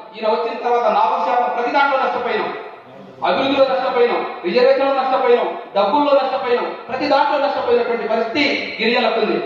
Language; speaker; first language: Telugu; non-native, local second language; Lambadi